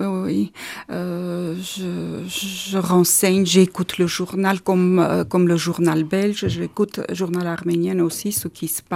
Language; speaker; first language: French; non-native, learner; Armenian